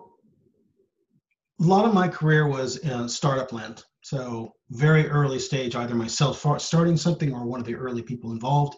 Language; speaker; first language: English; native; English